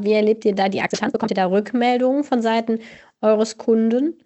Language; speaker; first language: German; native; German